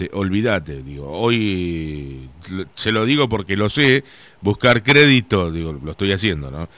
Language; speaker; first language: Spanish; native; Spanish